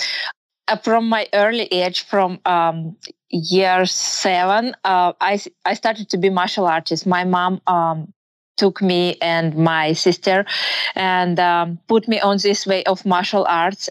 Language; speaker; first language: English; non-native, learner; Russian